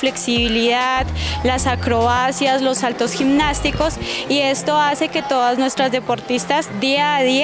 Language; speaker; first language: Spanish; native; Spanish